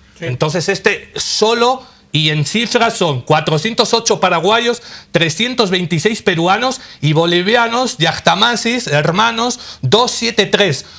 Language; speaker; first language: Spanish; native; Spanish